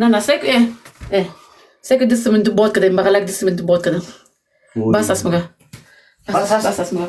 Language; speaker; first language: Persian; native; Persian